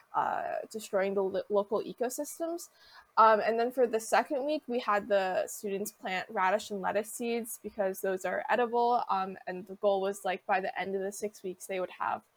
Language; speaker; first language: English; native; English